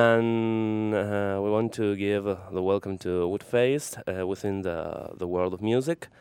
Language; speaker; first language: English; non-native, fluent; Spanish